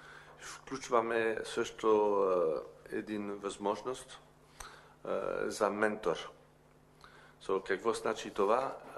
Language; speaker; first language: Bulgarian; non-native, learner; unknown